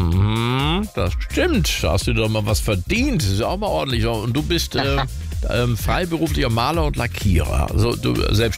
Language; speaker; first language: German; native; German